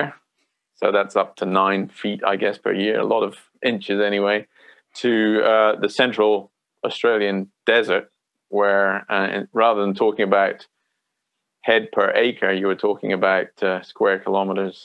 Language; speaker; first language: English; native; English